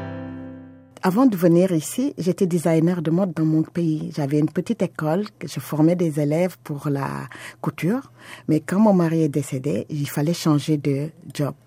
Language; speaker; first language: French; non-native, local second language; Wolof